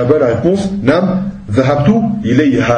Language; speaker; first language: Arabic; non-native, fluent; French